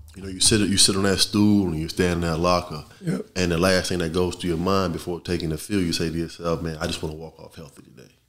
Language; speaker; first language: English; native; English